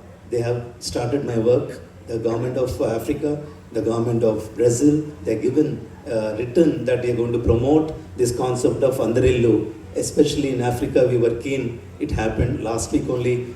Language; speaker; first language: English; non-native, local second language; Telugu